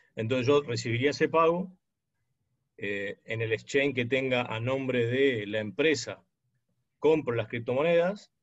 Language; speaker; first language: Spanish; native; Spanish